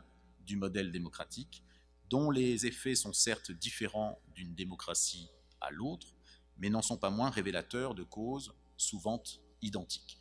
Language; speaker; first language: French; native; French